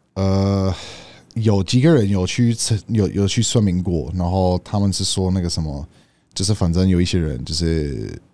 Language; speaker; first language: Chinese; non-native, fluent; English